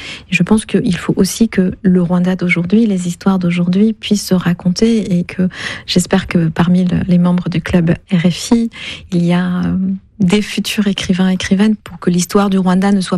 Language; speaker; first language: French; non-native, local second language; Kinyarwanda